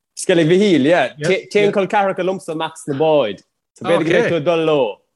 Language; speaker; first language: Irish; native; Irish